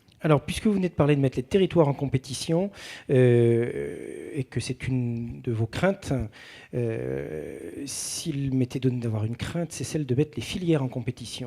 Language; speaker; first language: French; native; French